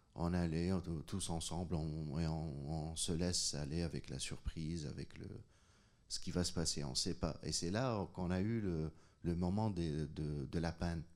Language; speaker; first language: French; non-native, local second language; Arabic